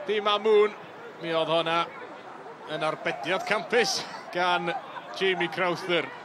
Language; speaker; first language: Welsh; native; Welsh